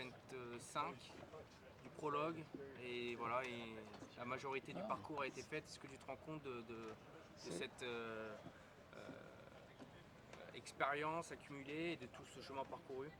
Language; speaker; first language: French; native; French